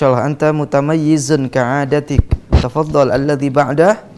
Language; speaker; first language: Arabic; non-native, fluent; Indonesian